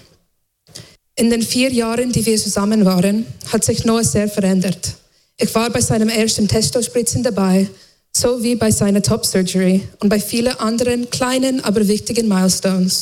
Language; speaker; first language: German; non-native, fluent; English